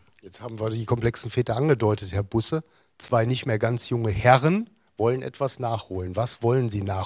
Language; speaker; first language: German; native; German